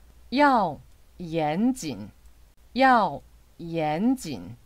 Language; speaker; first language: Chinese; non-native, fluent; Korean